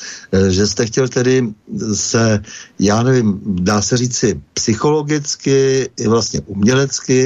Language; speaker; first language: Czech; native; Czech